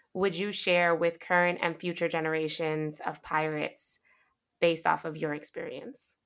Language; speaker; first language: English; early bilingual, other home language; Spanish